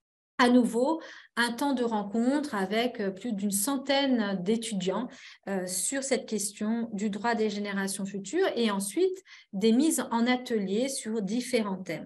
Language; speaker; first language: French; native; French